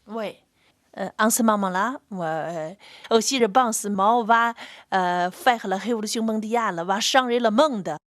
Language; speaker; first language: French; non-native, fluent; Chinese